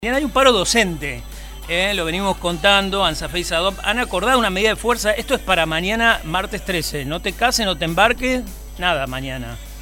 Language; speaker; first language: Spanish; native; Spanish